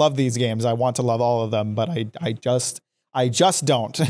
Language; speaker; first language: English; native; English